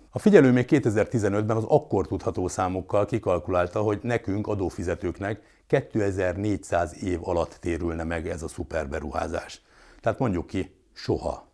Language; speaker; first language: Hungarian; native; Hungarian